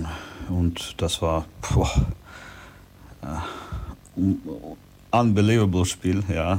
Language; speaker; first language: German; non-native, learner; Ukrainian